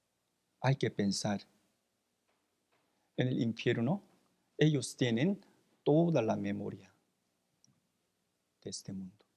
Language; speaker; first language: Spanish; non-native, fluent; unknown